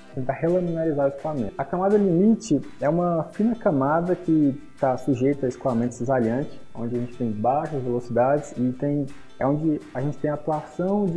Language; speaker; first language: Portuguese; native; Portuguese